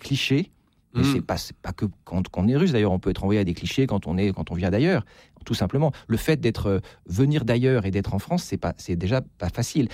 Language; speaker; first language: French; native; French